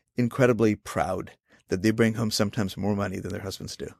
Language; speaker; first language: English; non-native, local second language; Hindi